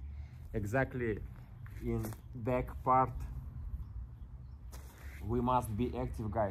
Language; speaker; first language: English; non-native, learner; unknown